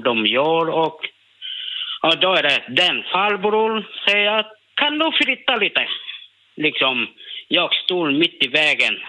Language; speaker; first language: Swedish; non-native, learner; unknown